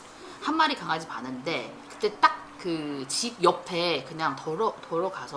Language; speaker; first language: Korean; non-native, fluent; Chinese